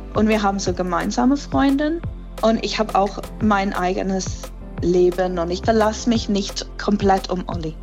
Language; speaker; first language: German; non-native, fluent; English